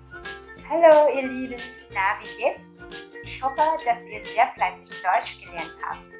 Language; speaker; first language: German; non-native, fluent; Vietnamese